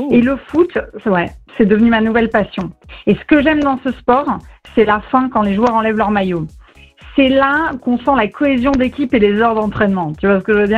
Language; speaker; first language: French; native; French